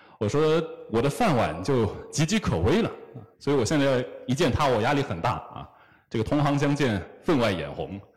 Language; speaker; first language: Chinese; native; Chinese